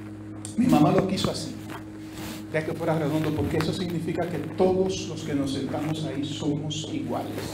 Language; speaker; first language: Spanish; native; Spanish